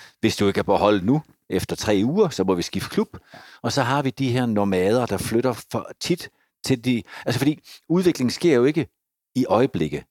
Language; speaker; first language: Danish; native; Danish